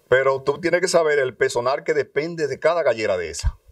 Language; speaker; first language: Spanish; native; Spanish